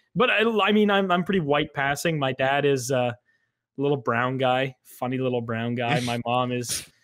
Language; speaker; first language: English; native; English